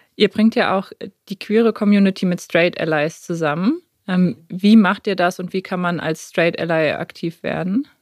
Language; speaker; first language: German; native; German